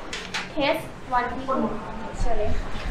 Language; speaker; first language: English; non-native, learner; Thai